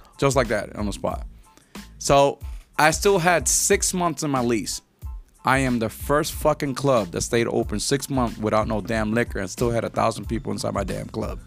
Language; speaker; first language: English; early bilingual, other home language; Spanish